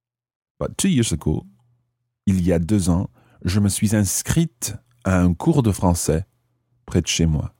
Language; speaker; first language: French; non-native, fluent; English